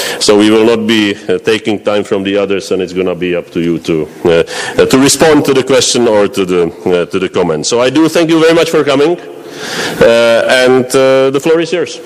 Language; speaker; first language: English; non-native, fluent; Czech